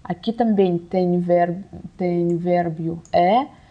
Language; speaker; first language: Portuguese; non-native, fluent; Russian